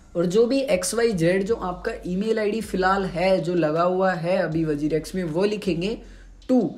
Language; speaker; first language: Hindi; native; Hindi